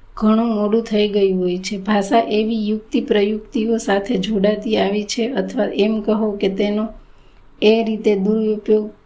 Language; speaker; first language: Gujarati; native; Gujarati